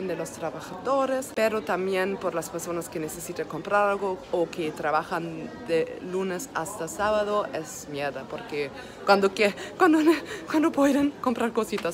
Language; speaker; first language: Spanish; non-native, learner; German